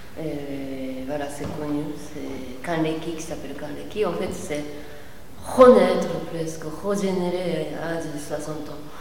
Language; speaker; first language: French; non-native, fluent; Japanese